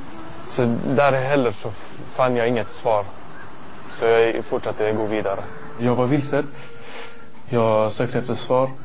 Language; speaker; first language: Swedish; non-native, learner; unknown